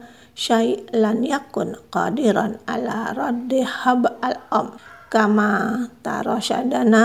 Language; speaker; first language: Arabic; non-native, fluent; Indonesian